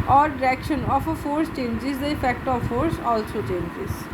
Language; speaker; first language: English; non-native, local second language; Punjabi